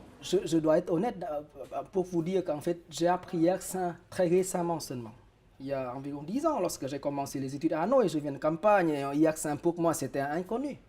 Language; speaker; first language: French; non-native, fluent; Vietnamese